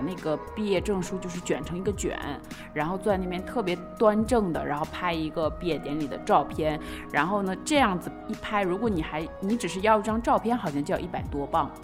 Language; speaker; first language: Chinese; native; Chinese